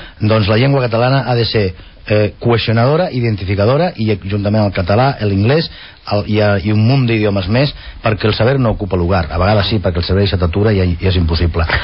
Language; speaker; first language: Catalan; non-native, local second language; Spanish